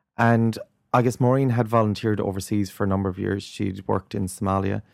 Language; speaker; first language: English; native; English